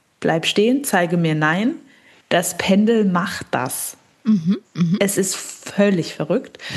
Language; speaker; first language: German; early bilingual, other home language; French